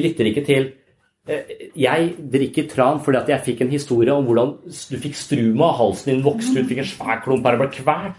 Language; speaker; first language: Norwegian; native; Norwegian